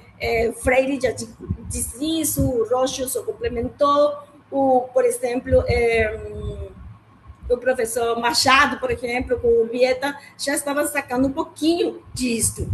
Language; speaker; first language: Portuguese; non-native, learner; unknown